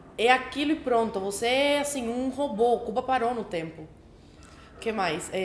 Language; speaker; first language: Portuguese; early bilingual, other home language; Spanish